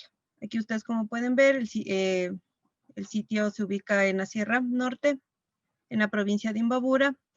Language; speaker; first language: Spanish; native; Spanish